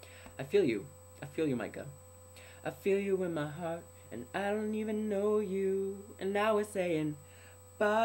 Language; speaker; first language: English; native; English